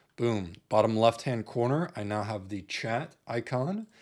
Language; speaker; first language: English; native; English